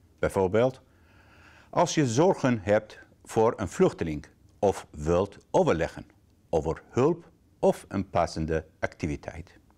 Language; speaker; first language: Dutch; non-native, fluent; Arabic